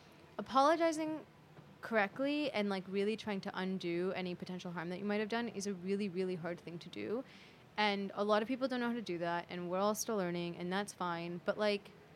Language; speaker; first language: English; native; English